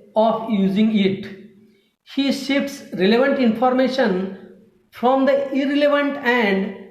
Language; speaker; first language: English; non-native, local second language; Marathi